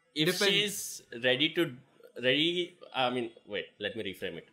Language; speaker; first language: English; non-native, local second language; Kannada